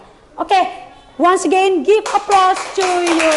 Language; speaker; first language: English; non-native, learner; Indonesian